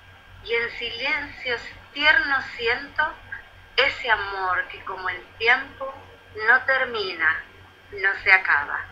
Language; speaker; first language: Spanish; native; Spanish